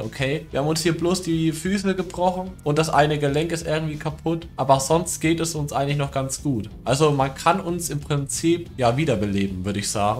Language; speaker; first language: German; native; German